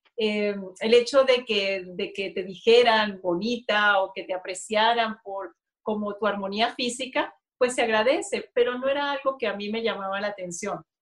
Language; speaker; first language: Spanish; native; Spanish